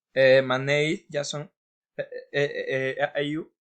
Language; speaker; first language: English; non-native, learner; Spanish